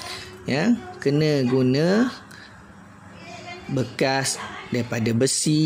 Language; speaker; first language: Malay; native; Malay